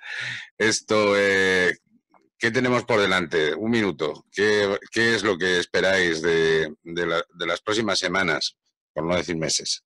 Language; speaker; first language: Spanish; native; Spanish